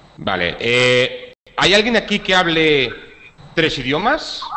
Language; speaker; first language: Spanish; native; Spanish